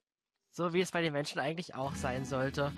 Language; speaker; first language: German; native; German